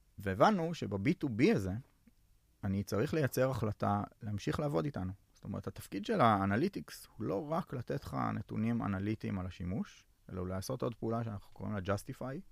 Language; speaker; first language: Hebrew; native; Hebrew